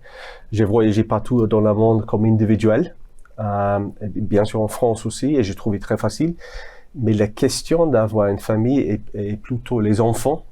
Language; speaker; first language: French; non-native, fluent; English